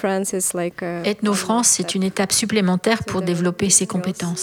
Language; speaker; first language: French; non-native, fluent; Ukrainian